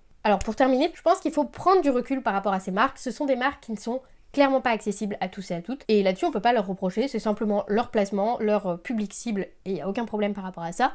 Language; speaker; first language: French; native; French